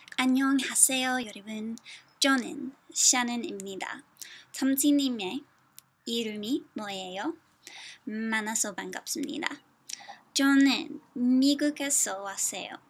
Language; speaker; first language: Korean; non-native, learner; English